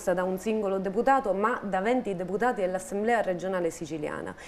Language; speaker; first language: Italian; native; Italian